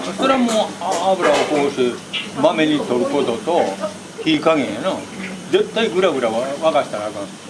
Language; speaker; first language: Japanese; native; Japanese